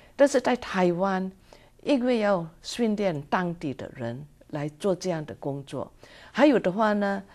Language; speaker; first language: Chinese; non-native, local second language; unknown